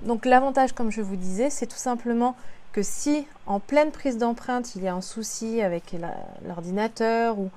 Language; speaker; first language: French; native; French